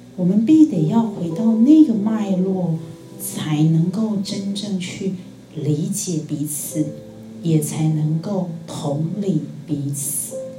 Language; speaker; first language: Chinese; native; Chinese